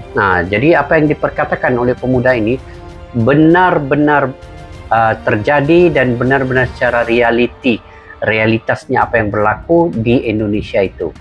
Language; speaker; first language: Malay; native; Malay